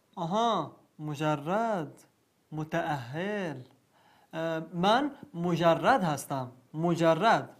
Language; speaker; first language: Persian; non-native, learner; Arabic